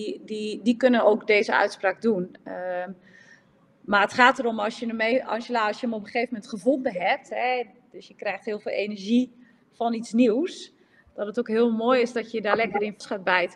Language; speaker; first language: Dutch; native; Dutch